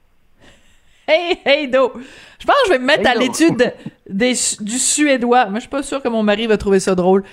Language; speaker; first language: French; native; French